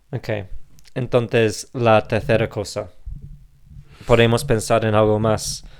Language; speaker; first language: Spanish; non-native, fluent; English